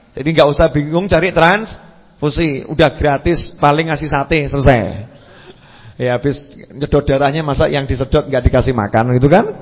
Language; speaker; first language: Indonesian; native; Indonesian